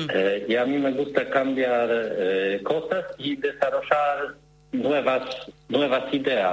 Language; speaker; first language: Spanish; non-native, learner; Polish